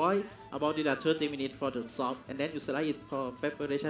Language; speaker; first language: English; non-native, learner; Thai